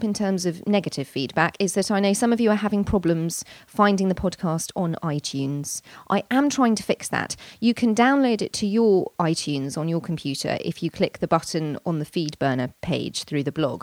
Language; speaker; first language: English; native; English